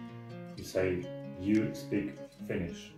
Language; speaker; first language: English; non-native, fluent; Russian